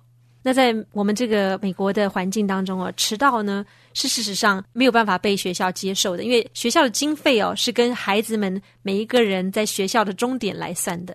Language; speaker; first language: Chinese; native; Chinese